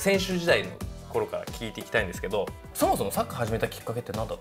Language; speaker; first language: Japanese; native; Japanese